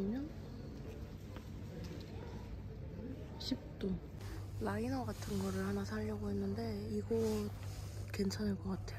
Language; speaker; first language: Korean; native; Korean